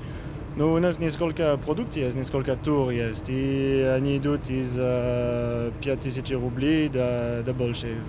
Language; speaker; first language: Russian; non-native, learner; French